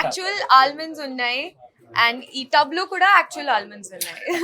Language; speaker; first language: Telugu; non-native, learner; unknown